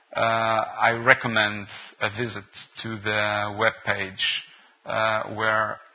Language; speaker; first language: English; non-native, fluent; Portuguese